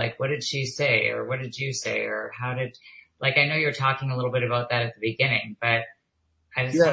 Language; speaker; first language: English; native; English